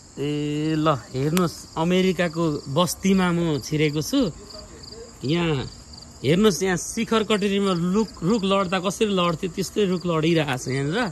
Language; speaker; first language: Nepali; native; Nepali